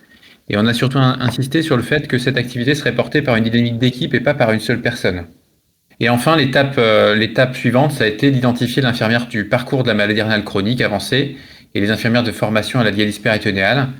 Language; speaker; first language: French; native; French